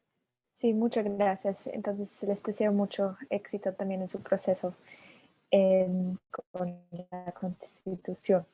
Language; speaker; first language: Spanish; non-native, fluent; German